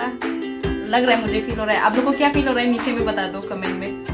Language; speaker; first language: Hindi; non-native, local second language; Bodo